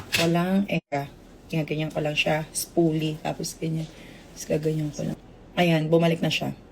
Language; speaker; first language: Filipino; native; Filipino